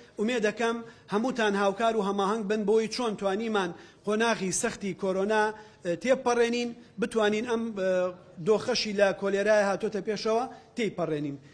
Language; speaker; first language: Central Kurdish; native; Central Kurdish